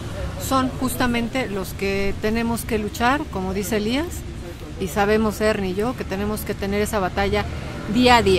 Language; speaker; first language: Spanish; native; Spanish